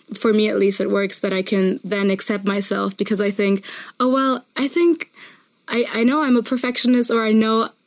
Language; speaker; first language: English; non-native, fluent; German